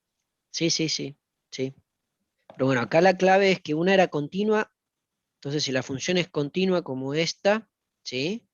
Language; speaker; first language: Spanish; native; Spanish